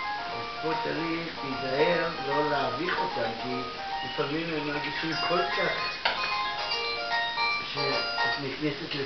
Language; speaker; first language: Hebrew; non-native, fluent; Russian